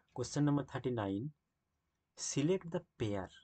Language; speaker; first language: English; non-native, local second language; Bangla